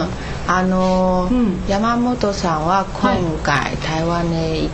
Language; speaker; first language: Japanese; non-native, learner; Chinese